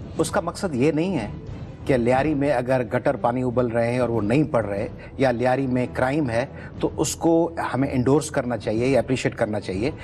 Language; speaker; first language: Urdu; non-native, local second language; Sindhi